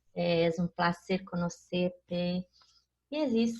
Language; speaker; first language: Spanish; non-native, fluent; Portuguese